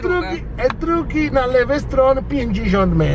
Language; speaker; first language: Polish; non-native, learner; Italian